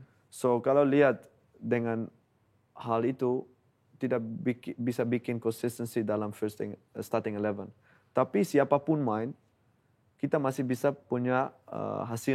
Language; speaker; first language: Indonesian; non-native, fluent; Dutch